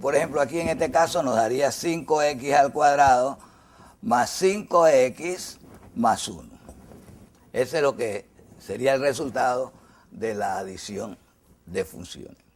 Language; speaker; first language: Spanish; native; Spanish